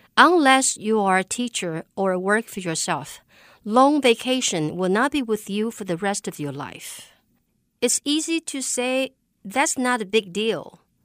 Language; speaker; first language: English; non-native, fluent; Chinese